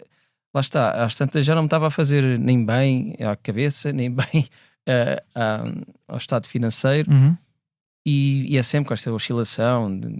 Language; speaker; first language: Portuguese; native; Portuguese